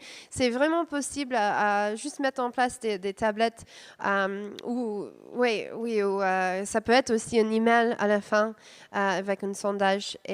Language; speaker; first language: French; non-native, fluent; English